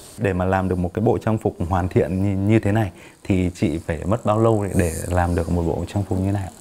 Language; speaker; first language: Vietnamese; native; Vietnamese